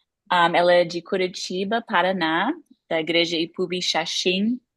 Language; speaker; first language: Portuguese; non-native, fluent; English